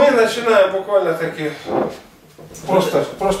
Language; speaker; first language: Russian; native; Russian